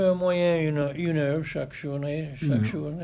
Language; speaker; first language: French; non-native, fluent; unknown